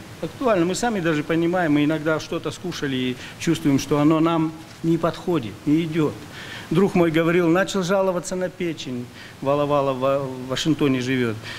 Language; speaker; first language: Russian; native; Russian